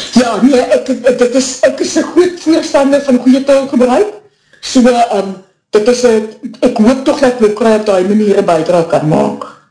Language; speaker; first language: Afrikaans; native; Afrikaans